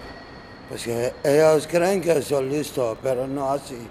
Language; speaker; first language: Spanish; non-native, learner; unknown